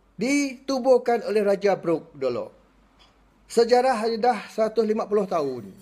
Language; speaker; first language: Malay; non-native, local second language; Iban